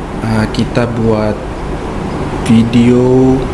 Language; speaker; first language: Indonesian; non-native, learner; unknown